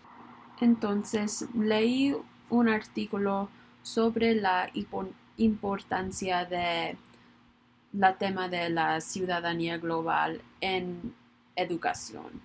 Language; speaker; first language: Spanish; non-native, learner; English